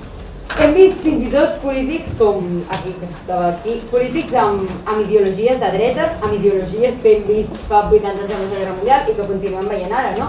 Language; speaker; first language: Catalan; native; Catalan